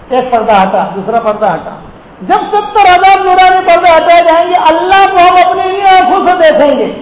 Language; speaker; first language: Urdu; non-native, local second language; Gujarati